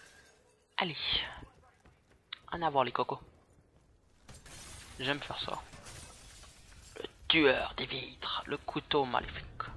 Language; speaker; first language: French; native; French